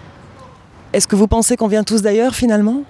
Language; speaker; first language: French; native; French